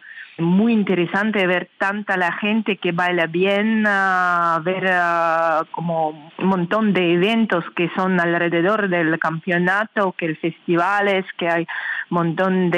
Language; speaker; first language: Spanish; non-native, learner; Russian